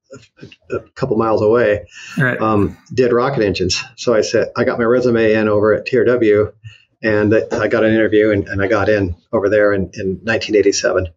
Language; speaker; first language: English; native; English